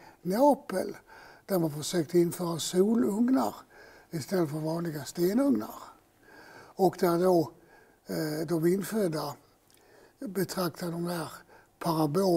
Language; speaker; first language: Swedish; native; Swedish